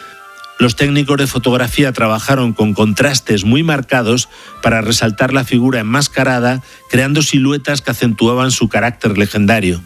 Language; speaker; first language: Spanish; native; Spanish